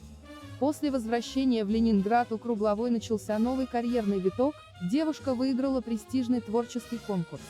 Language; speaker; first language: Russian; native; Russian